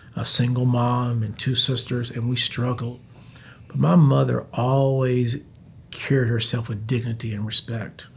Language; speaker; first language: English; native; English